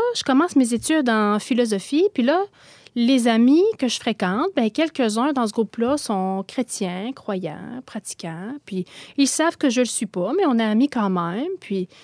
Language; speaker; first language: French; native; French